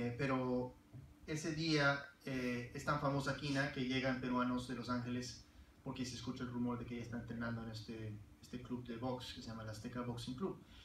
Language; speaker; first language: Spanish; early bilingual, heritage; Spanish